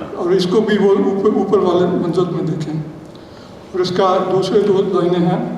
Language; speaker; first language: Urdu; non-native, local second language; Punjabi